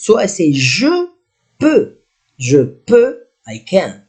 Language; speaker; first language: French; non-native, fluent; Arabic